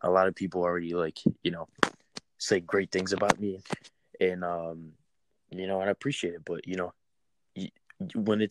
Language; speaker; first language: English; native; English